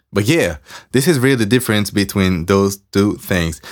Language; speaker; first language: English; non-native, fluent; French